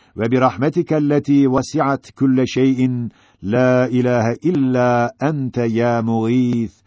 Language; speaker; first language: Arabic; non-native, fluent; Turkish